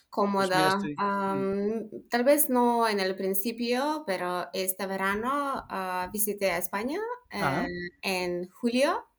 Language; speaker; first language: Spanish; non-native, learner; Macedonian